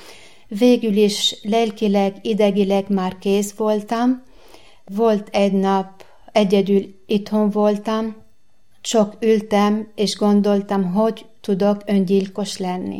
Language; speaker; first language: Hungarian; non-native, learner; Arabic